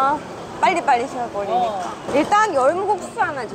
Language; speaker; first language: Korean; non-native, fluent; Japanese